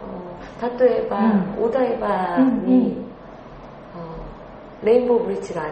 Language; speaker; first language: Japanese; non-native, learner; Korean